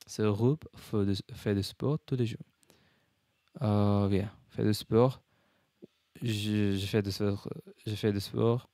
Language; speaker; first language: French; non-native, learner; English